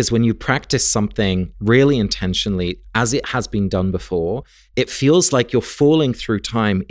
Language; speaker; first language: English; native; English